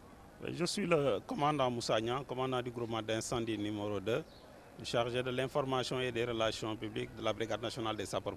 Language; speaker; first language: French; non-native, local second language; Wolof